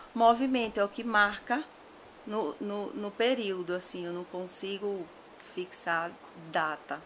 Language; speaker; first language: Portuguese; native; Portuguese